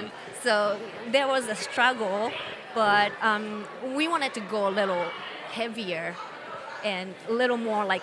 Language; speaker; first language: English; non-native, fluent; Japanese